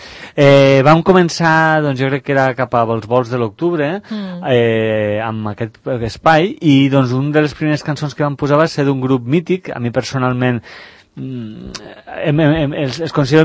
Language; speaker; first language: Catalan; native; Catalan